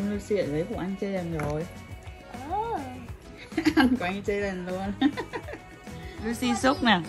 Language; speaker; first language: Vietnamese; early bilingual, heritage; Vietnamese